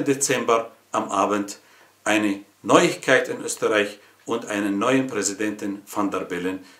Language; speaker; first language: German; non-native, fluent; Arabic